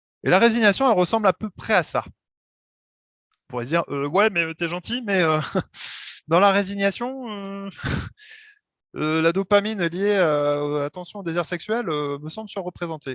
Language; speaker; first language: French; native; French